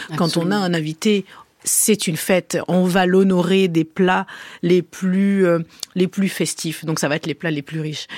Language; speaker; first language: French; early bilingual, other home language; Arabic